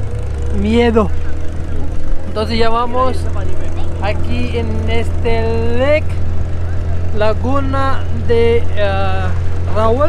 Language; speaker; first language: Spanish; non-native, learner; Urdu